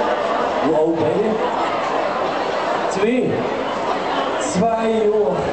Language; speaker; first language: Dutch; non-native, local second language; Limburgish